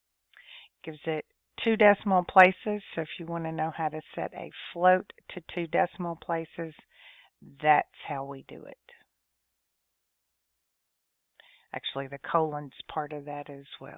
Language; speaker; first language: English; native; English